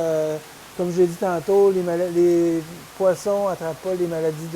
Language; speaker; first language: French; native; French